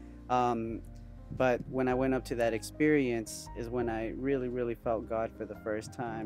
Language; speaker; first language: English; early bilingual, other home language; Spanish